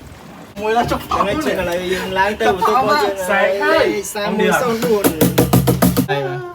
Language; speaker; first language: Vietnamese; non-native, learner; Khmer